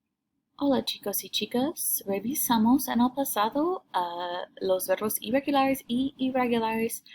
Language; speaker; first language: Spanish; non-native, learner; English